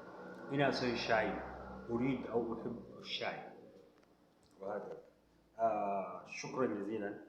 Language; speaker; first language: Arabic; non-native, local second language; Hausa